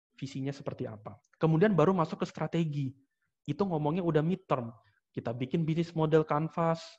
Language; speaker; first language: Indonesian; native; Indonesian